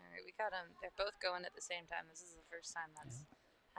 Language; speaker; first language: English; native; English